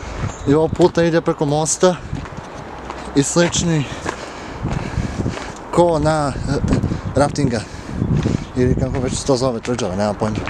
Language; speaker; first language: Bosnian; early bilingual, heritage; Serbian